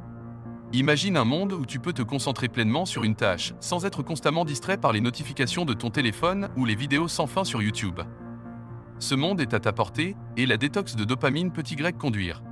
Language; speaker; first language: French; native; French